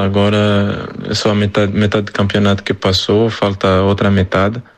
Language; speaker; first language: Portuguese; non-native, fluent; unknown